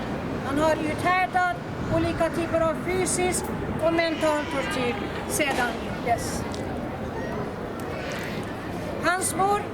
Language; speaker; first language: Swedish; non-native, fluent; Persian